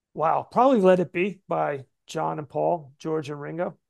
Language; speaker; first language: English; native; English